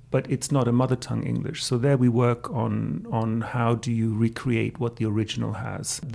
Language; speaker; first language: English; non-native, fluent; German